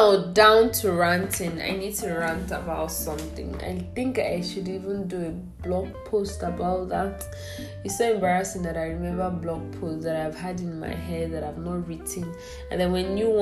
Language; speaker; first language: English; non-native, local second language; Igbo